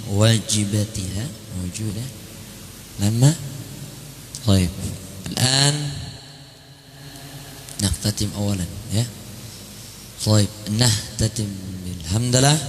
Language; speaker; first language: Arabic; non-native, fluent; Indonesian